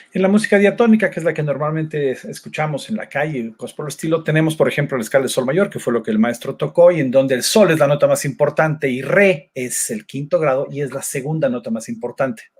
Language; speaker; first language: Spanish; native; Spanish